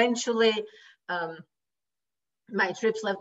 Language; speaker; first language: English; non-native, fluent; Czech